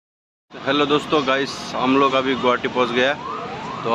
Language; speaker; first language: Hindi; non-native, local second language; Assamese